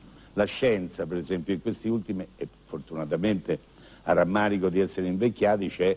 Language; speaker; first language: Italian; native; Italian